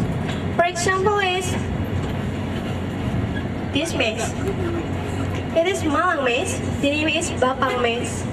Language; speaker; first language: English; non-native, learner; Indonesian